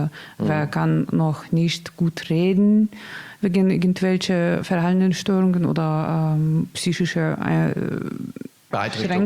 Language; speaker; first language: German; non-native, learner; Russian